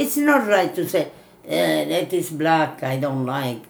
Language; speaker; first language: English; non-native, fluent; Italian